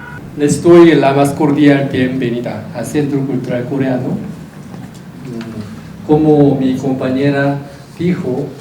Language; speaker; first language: Spanish; non-native, learner; Korean